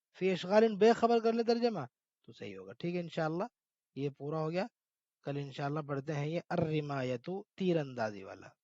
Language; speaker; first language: Urdu; native; Urdu